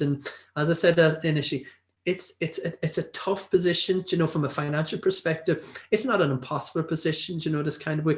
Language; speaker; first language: English; native; English